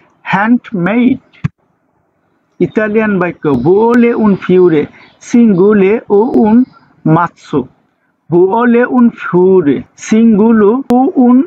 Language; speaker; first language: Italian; non-native, fluent; Bangla